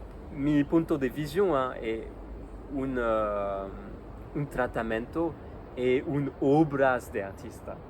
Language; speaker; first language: Portuguese; non-native, learner; French